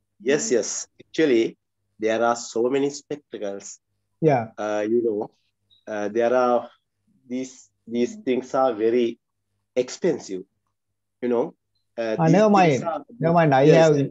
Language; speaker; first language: English; non-native, learner; Sinhala